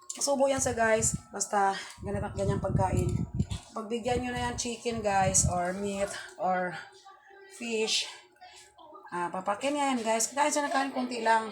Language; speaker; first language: Filipino; non-native, local second language; Cebuano